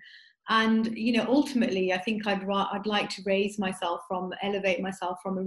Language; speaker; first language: English; native; English